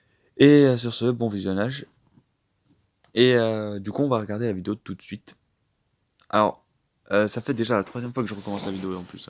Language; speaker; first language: French; native; French